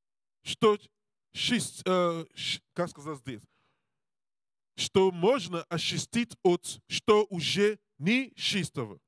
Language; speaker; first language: Russian; non-native, learner; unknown